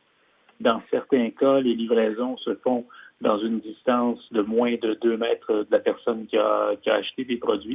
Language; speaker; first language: French; native; French